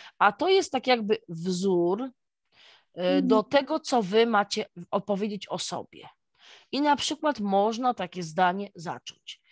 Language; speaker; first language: Polish; native; Polish